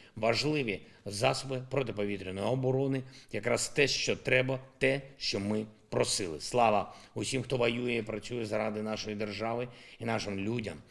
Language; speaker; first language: Ukrainian; non-native, local second language; Russian